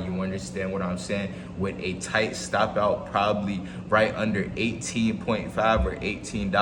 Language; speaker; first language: English; native; English